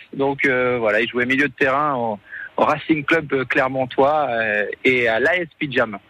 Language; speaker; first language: French; native; French